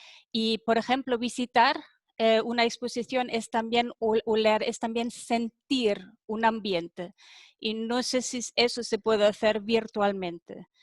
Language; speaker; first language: Spanish; non-native, fluent; German